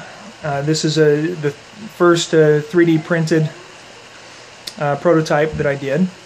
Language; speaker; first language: English; native; English